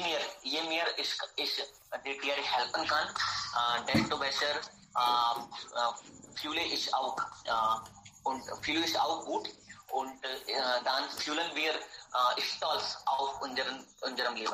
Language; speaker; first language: German; non-native, learner; Hindi